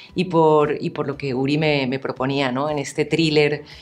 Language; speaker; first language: Spanish; native; Spanish